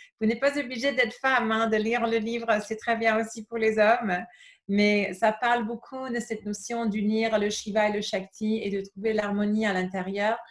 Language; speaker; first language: French; non-native, fluent; English